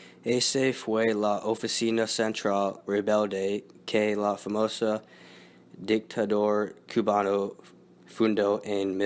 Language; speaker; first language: Spanish; non-native, learner; English